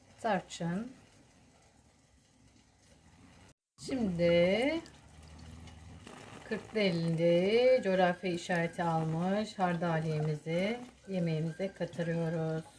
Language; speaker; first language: Turkish; native; Turkish